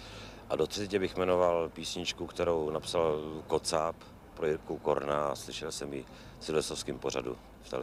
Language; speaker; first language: Czech; native; Czech